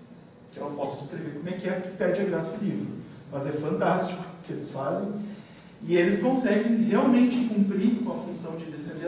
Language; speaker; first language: Portuguese; native; Portuguese